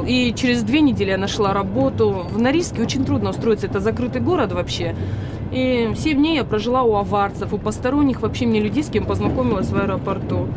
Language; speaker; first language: Russian; native; Russian